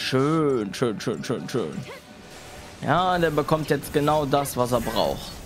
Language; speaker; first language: German; native; German